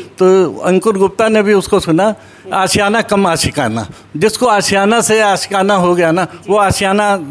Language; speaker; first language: Hindi; native; Hindi